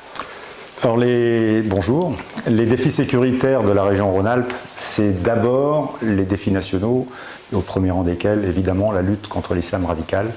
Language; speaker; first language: French; native; French